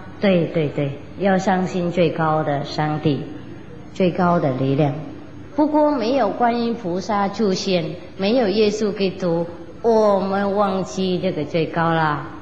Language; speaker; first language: Chinese; non-native, fluent; Vietnamese